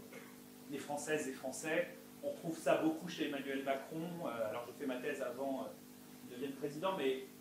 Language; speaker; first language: French; native; French